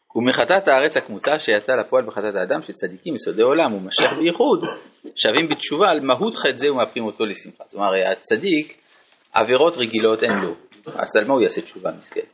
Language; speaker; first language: Hebrew; non-native, fluent; French